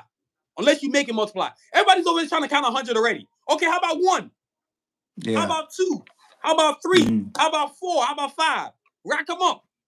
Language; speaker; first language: English; native; English